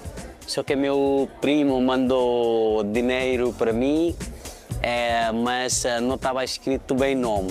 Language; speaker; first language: Portuguese; non-native, fluent; Nepali